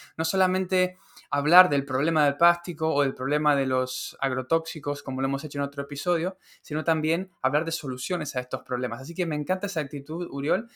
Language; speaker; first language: Spanish; native; Spanish